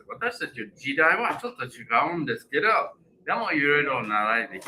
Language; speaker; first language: Japanese; non-native, fluent; English